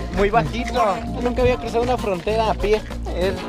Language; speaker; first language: Spanish; native; Spanish